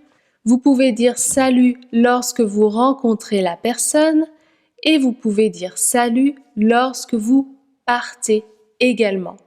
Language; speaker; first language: French; native; French